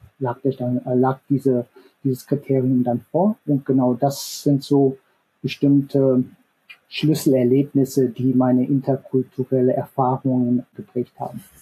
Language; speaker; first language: German; early bilingual, other home language; Korean